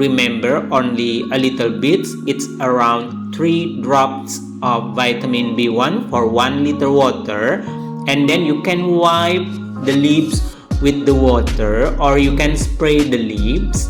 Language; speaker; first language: English; non-native, learner; Indonesian